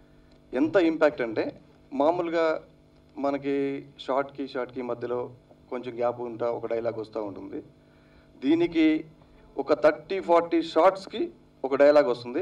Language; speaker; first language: Telugu; native; Telugu